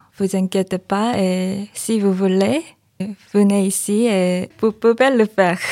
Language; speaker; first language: French; non-native, learner; Korean